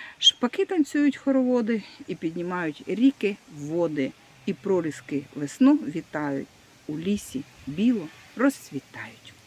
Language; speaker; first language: Ukrainian; non-native, local second language; Russian